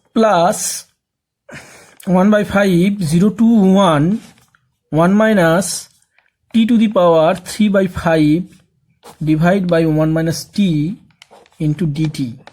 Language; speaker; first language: English; non-native, local second language; Bangla